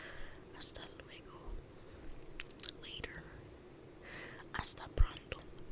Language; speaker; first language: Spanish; non-native, learner; English